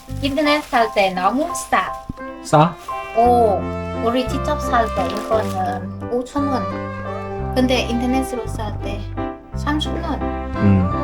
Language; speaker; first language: Korean; non-native, learner; Vietnamese